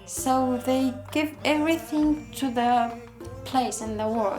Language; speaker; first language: English; non-native, learner; Arabic